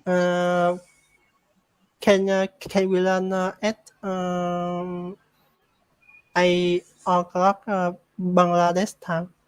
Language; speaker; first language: English; non-native, learner; Vietnamese